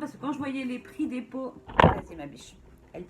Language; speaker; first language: French; native; French